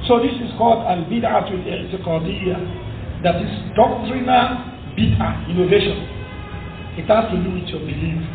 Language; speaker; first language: English; non-native, local second language; Yoruba